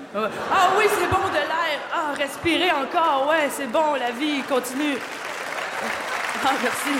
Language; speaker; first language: French; native; French